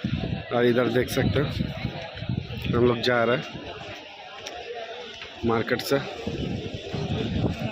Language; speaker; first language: Hindi; non-native, local second language; Bangla